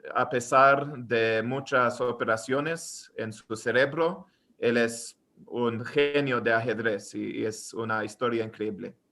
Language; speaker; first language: Spanish; non-native, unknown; English